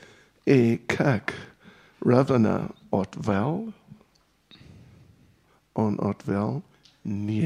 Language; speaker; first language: Russian; non-native, learner; English